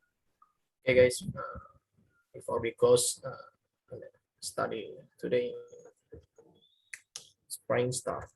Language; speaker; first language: English; non-native, learner; Indonesian